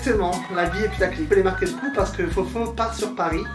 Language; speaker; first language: French; native; French